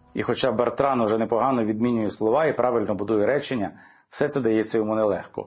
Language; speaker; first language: Ukrainian; native; Ukrainian